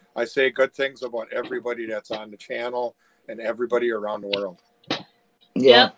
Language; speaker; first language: English; native; English